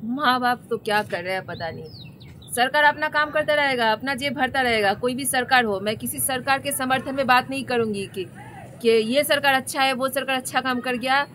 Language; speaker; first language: Hindi; non-native, local second language; Bangla